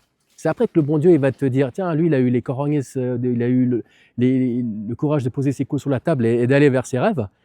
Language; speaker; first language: French; native; French